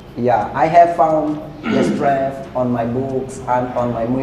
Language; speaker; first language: English; non-native, fluent; Portuguese